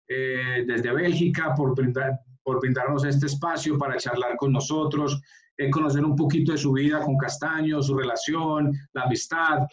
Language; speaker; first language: Spanish; native; Spanish